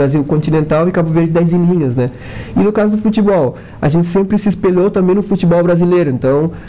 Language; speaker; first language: Portuguese; non-native, local second language; Kabuverdianu